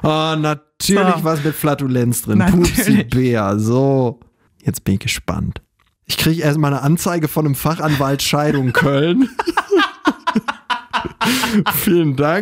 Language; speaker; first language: German; native; German